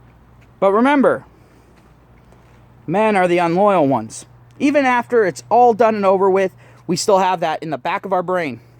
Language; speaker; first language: English; native; English